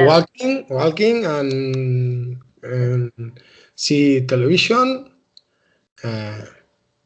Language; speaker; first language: English; non-native, learner; Spanish